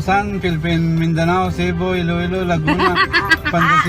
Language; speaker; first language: Filipino; non-native, learner; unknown